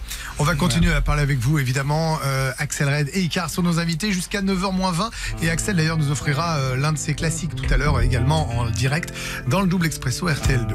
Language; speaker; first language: French; native; French